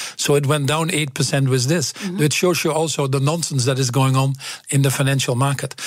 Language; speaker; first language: English; non-native, fluent; Dutch